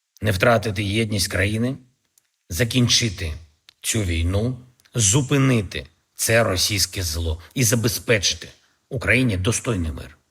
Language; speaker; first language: Ukrainian; native; Ukrainian